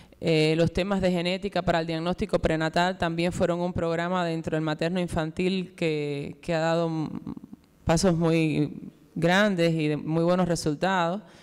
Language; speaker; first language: Spanish; native; Spanish